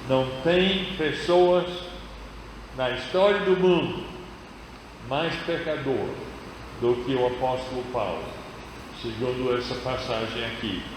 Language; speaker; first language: Portuguese; non-native, fluent; English